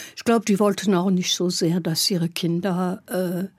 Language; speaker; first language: German; non-native, fluent; French